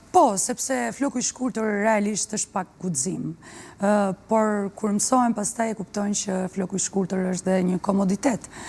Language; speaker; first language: Albanian; early bilingual, heritage; Albanian